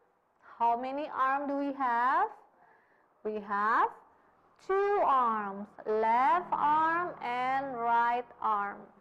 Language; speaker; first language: English; non-native, fluent; Indonesian